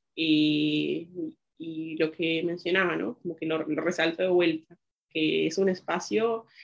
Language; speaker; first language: Spanish; native; Spanish